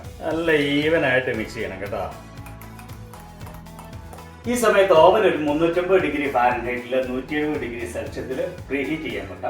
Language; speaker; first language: Malayalam; native; Malayalam